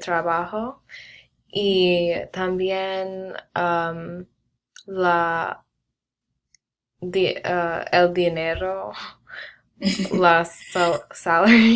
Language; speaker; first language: Spanish; non-native, learner; English